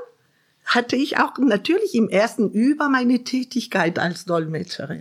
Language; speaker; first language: German; non-native, fluent; French